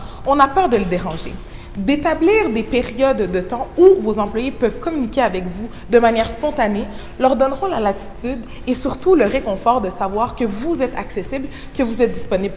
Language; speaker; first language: French; native; French